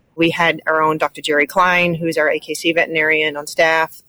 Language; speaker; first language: English; native; English